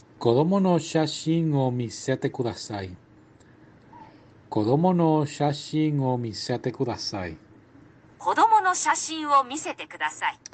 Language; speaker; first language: Japanese; non-native, learner; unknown